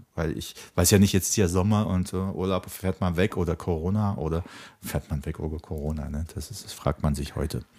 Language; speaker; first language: German; early bilingual, other home language; Czech